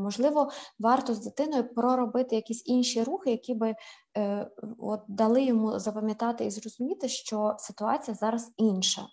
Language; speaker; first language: Ukrainian; native; Ukrainian